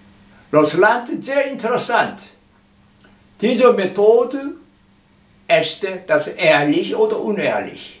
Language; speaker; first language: German; non-native, learner; Korean